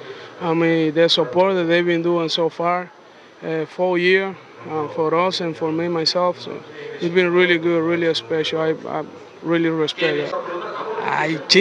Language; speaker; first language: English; non-native, learner; Spanish